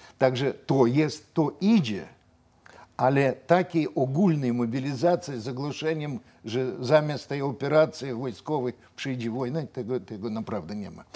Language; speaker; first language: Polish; non-native, fluent; Russian